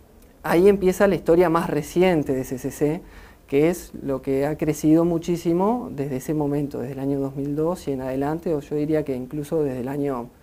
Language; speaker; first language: Spanish; native; Spanish